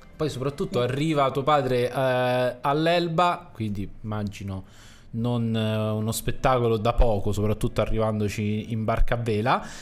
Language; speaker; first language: Italian; native; Italian